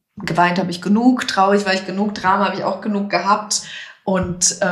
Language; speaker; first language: German; non-native, fluent; Polish